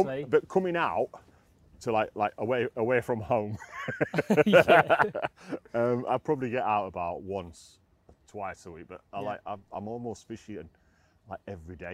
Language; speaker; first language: English; native; English